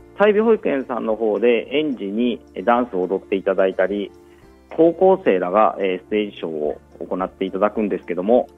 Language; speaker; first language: Japanese; native; Japanese